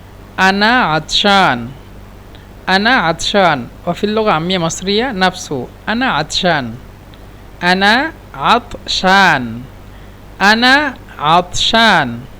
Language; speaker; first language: Arabic; non-native, fluent; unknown